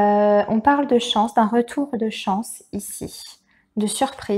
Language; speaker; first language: French; native; French